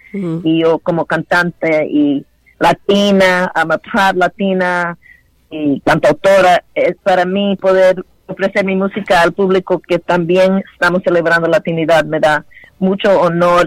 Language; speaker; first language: Spanish; early bilingual, heritage; Spanish